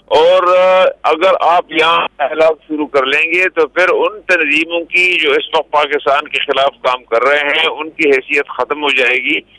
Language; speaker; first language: Urdu; non-native, local second language; Pashto